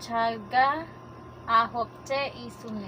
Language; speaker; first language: Korean; non-native, learner; Filipino